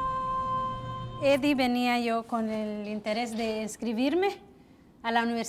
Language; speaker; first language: Spanish; non-native, local second language; Kʼicheʼ